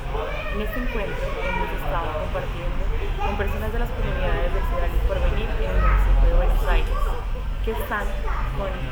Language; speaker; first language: Spanish; native; Spanish